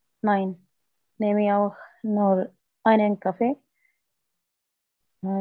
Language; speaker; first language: German; non-native, learner; Arabic